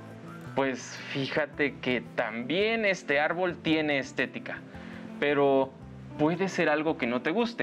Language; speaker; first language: Spanish; native; Spanish